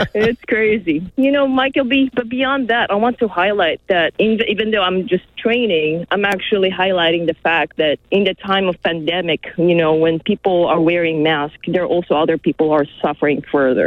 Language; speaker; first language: English; non-native, local second language; Filipino